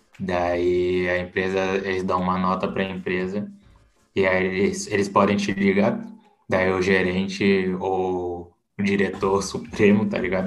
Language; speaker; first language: Portuguese; native; Portuguese